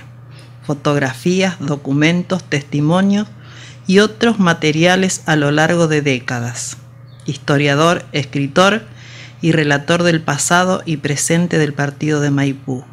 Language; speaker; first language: Spanish; native; Spanish